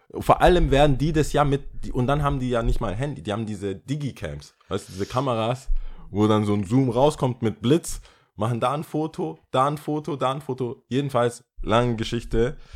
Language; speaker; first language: German; early bilingual, other home language; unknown